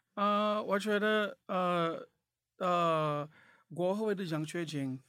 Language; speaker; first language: Chinese; non-native, fluent; English